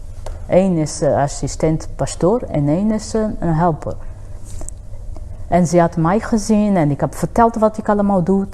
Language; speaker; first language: Dutch; non-native, fluent; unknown